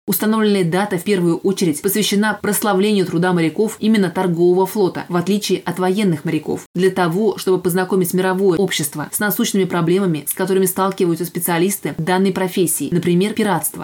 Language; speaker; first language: Russian; native; Russian